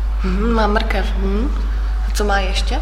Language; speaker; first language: Czech; non-native, fluent; German